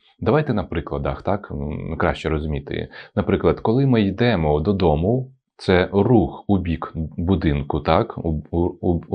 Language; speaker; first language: Ukrainian; non-native, local second language; Russian